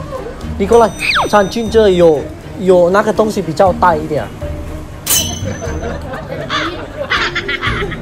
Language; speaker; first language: Chinese; non-native, fluent; Indonesian